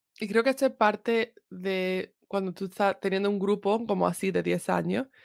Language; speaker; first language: Spanish; early bilingual, heritage; Spanish